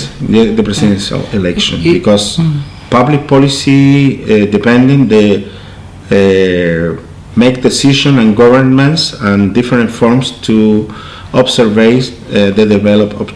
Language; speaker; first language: English; non-native, learner; Spanish